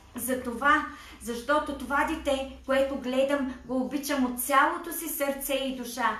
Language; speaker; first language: Bulgarian; native; Bulgarian